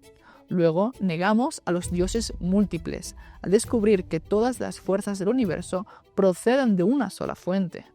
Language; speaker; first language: Spanish; native; Spanish